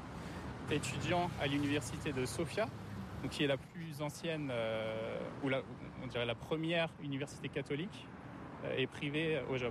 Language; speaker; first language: French; native; French